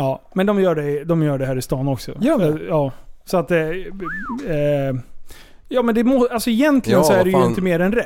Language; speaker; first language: Swedish; native; Swedish